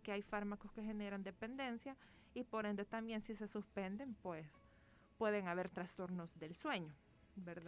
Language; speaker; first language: Spanish; native; Spanish